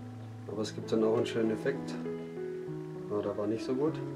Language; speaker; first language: German; native; German